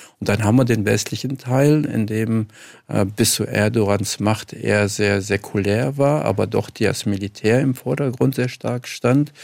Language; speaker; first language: German; early bilingual, other home language; Kurdish